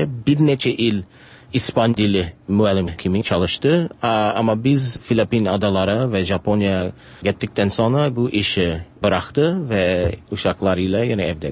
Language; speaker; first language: Turkish; non-native, fluent; English